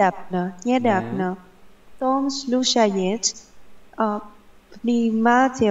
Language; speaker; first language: Russian; non-native, learner; Vietnamese